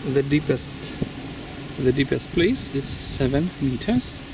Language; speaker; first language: English; non-native, fluent; Lithuanian